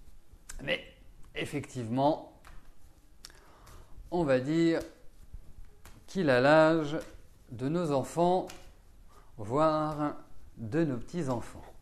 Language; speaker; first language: French; native; French